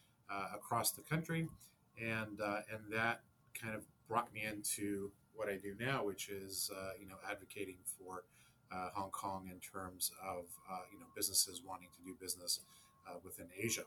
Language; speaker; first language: English; native; English